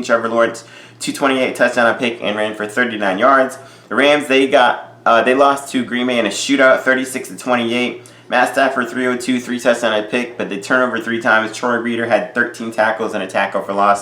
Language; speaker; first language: English; native; English